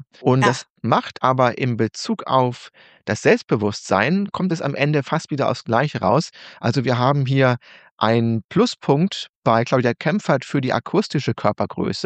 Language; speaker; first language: German; native; German